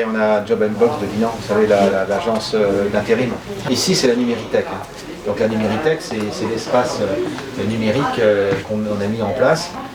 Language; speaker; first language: French; native; French